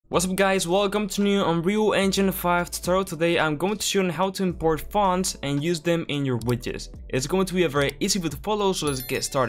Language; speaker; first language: English; non-native, fluent; Spanish